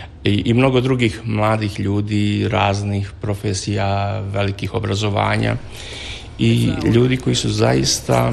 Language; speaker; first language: Serbian; native; Serbian